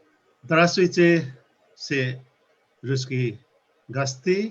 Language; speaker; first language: Russian; non-native, learner; Nepali